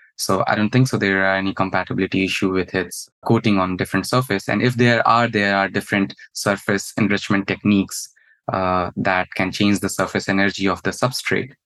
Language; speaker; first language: English; non-native, local second language; Hindi